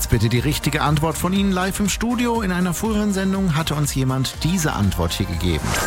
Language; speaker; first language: German; native; German